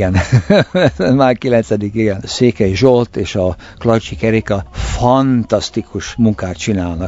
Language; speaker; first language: Hungarian; early bilingual, heritage; Hungarian